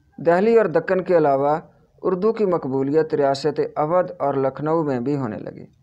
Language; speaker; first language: Urdu; non-native, local second language; Punjabi